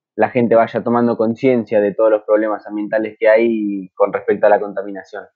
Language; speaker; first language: Spanish; native; Spanish